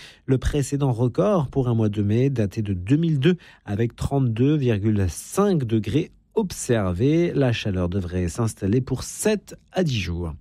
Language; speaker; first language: French; native; French